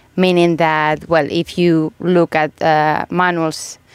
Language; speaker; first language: English; non-native, fluent; Spanish